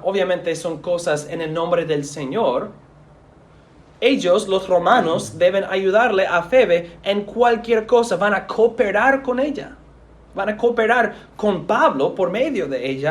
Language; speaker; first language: Spanish; non-native, fluent; English